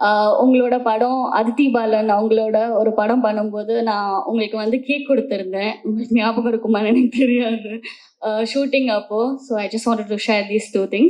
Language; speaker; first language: Tamil; non-native, learner; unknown